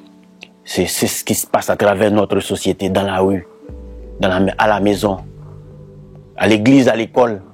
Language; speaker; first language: French; non-native, local second language; Haitian Creole